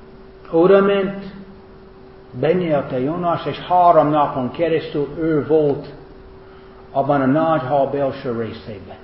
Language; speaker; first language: Hungarian; non-native, fluent; English